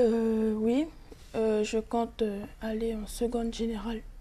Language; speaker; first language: French; non-native, local second language; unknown